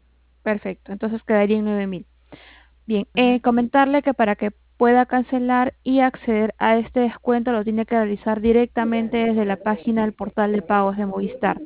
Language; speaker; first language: Spanish; native; Spanish